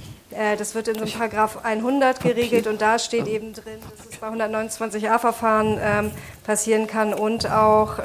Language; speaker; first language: German; native; German